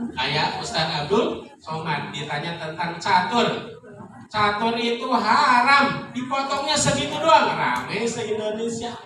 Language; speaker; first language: Indonesian; non-native, local second language; Sundanese